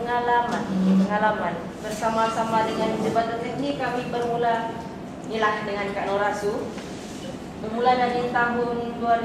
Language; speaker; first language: Malay; native; Malay